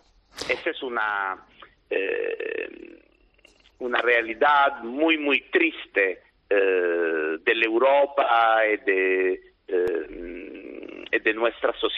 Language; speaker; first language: Spanish; non-native, fluent; Italian